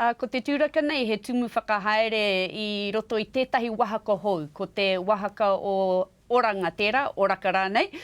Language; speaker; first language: Māori; non-native, local second language; English